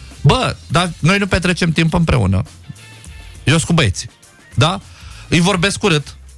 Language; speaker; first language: Romanian; non-native, local second language; Romany